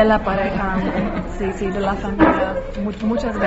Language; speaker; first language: Spanish; non-native, learner; Polish